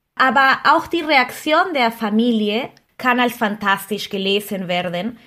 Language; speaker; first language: German; non-native, fluent; Spanish